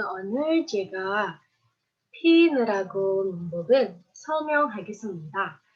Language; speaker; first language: Korean; non-native, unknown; Indonesian